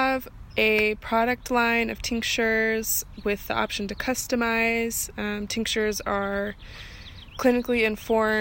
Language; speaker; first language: English; native; English